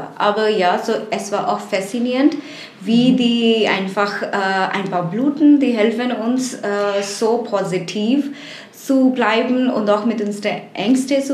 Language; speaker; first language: German; non-native, fluent; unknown